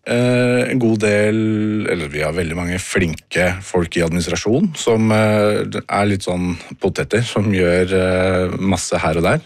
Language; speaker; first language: Norwegian; native; Norwegian